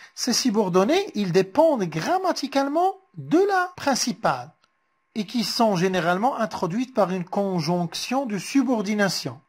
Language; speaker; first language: French; non-native, local second language; Arabic